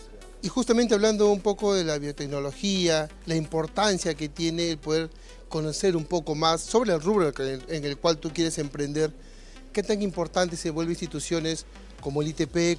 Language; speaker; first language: Spanish; native; Spanish